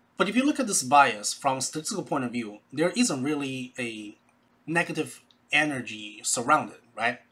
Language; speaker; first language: English; non-native, fluent; Chinese